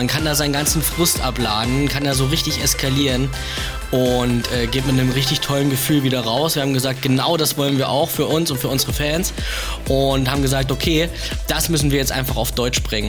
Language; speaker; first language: German; native; German